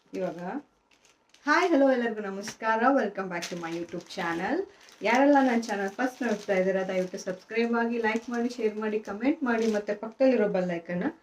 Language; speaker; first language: Kannada; non-native, local second language; Telugu